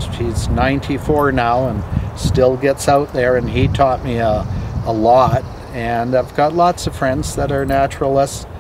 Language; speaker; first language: English; native; English